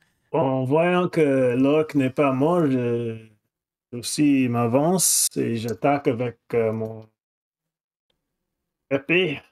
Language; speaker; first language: French; non-native, fluent; English